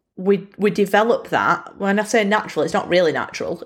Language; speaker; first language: English; native; English